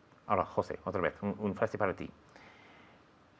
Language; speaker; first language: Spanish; non-native, fluent; English